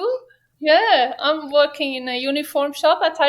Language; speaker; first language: English; non-native, learner; Persian